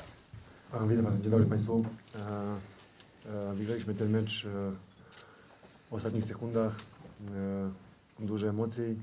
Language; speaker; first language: Polish; non-native, fluent; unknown